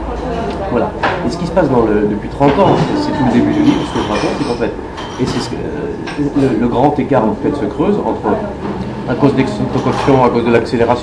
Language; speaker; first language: French; native; French